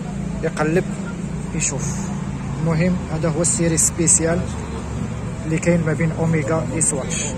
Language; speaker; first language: Arabic; native; Arabic